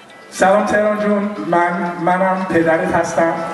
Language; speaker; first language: Persian; early bilingual, heritage; Persian